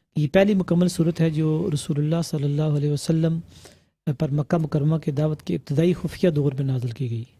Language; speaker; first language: Urdu; native; Urdu